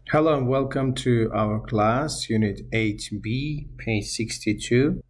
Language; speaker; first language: English; non-native, fluent; Persian